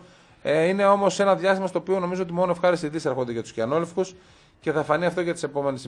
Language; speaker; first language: Greek; native; Greek